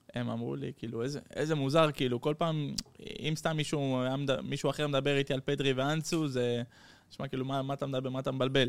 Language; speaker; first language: Hebrew; early bilingual, heritage; Hebrew